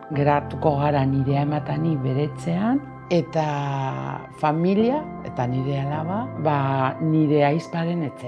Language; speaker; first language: Basque; non-native, local second language; Spanish